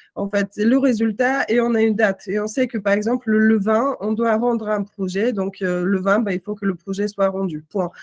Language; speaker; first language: French; non-native, fluent; Russian